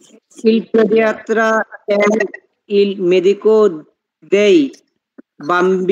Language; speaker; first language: Italian; non-native, learner; Bangla